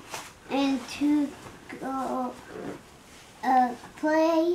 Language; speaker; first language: English; native; English